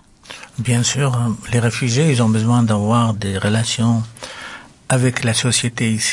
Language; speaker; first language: French; non-native, local second language; Arabic